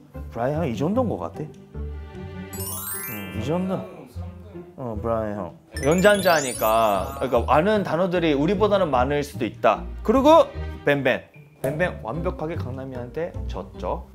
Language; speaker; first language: Korean; non-native, fluent; Japanese